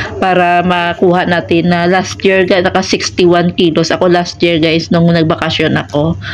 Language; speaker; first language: Filipino; native; Filipino